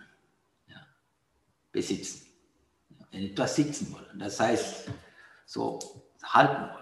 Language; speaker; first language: German; non-native, learner; Sinhala